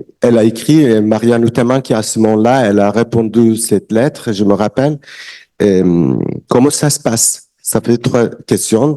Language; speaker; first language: French; non-native, learner; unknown